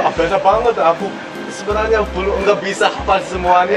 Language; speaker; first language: Indonesian; non-native, fluent; Korean